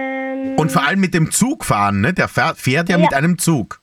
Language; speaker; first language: German; native; German